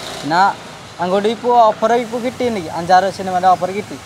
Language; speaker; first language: Malayalam; non-native, learner; Odia